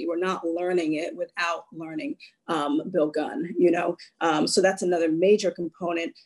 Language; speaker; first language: English; native; English